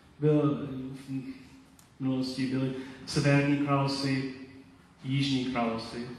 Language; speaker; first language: Czech; non-native, learner; Polish